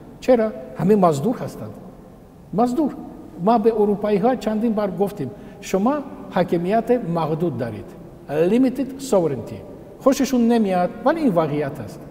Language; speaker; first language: Persian; non-native, fluent; Russian